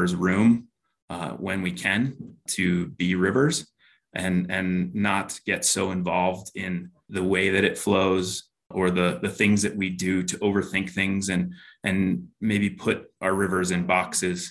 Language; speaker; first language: English; native; English